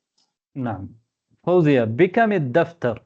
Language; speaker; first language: Arabic; non-native, fluent; Tamil